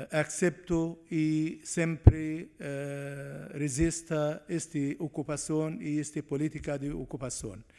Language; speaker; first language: Spanish; non-native, learner; Arabic